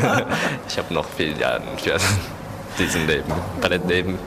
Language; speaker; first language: German; non-native, learner; Japanese